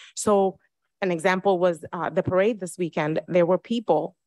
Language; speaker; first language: English; early bilingual, other home language; Spanish